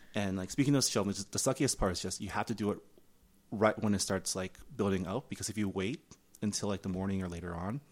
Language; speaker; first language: English; early bilingual, other home language; Chinese